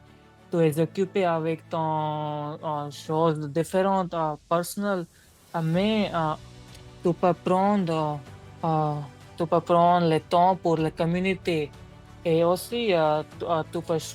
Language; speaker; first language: French; non-native, learner; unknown